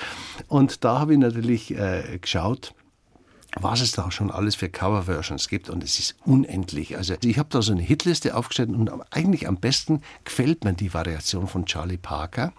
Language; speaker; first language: German; native; German